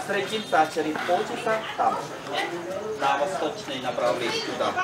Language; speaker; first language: Russian; non-native, learner; Khmer